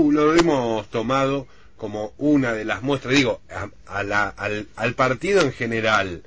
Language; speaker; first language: Spanish; native; Spanish